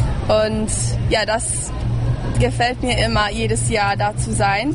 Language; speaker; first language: German; early bilingual, heritage; English